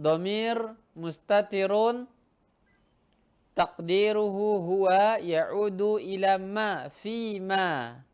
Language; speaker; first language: Arabic; non-native, fluent; Indonesian